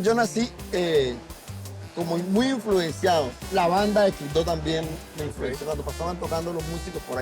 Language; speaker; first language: Spanish; native; Spanish